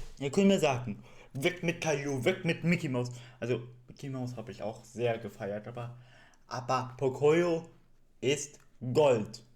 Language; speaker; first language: German; early bilingual, other home language; Spanish